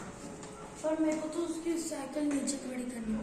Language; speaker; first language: Hindi; native; Hindi